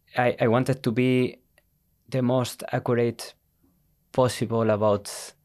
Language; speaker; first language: English; non-native, fluent; Spanish